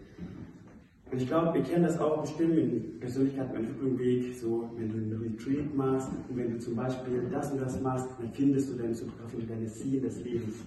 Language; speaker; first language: German; non-native, fluent; Indonesian